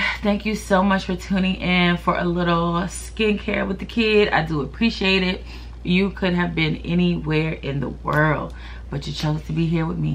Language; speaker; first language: English; native; English